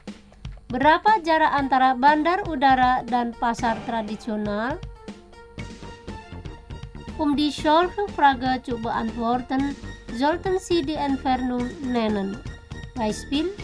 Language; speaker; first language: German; non-native, fluent; Indonesian